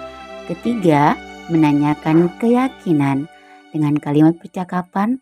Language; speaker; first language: Indonesian; native; Indonesian